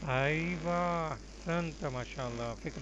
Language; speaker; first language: Arabic; non-native, fluent; Urdu